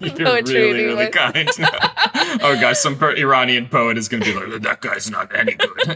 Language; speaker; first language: English; non-native, fluent; Persian